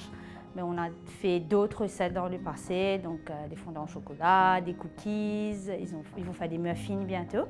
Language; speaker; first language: French; native; French